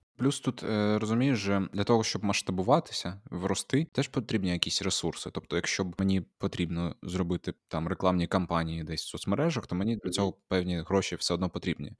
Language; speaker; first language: Ukrainian; non-native, local second language; Russian